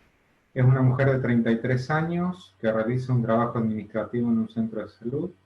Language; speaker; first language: Spanish; native; Spanish